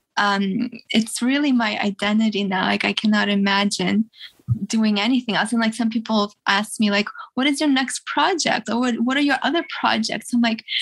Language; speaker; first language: English; early bilingual, other home language; Russian